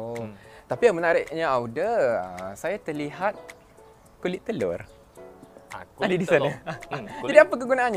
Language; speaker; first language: Malay; native; Malay